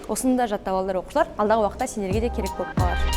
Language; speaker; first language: Kazakh; native; Kazakh